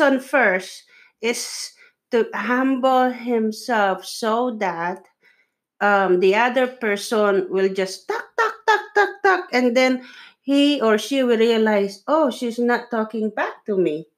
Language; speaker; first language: English; non-native, local second language; Filipino